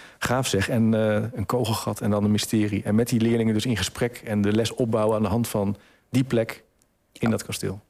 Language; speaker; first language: Dutch; native; Dutch